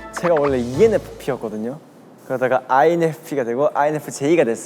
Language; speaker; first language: Korean; native; Korean